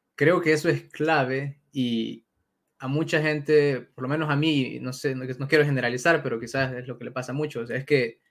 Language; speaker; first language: Spanish; native; Spanish